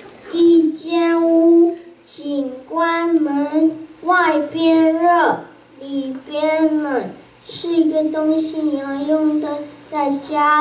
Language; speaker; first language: Chinese; early bilingual, heritage; Chinese